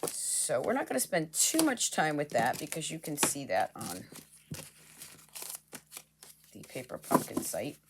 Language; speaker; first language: English; native; English